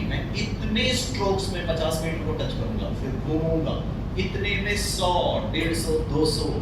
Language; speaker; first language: Hindi; non-native, local second language; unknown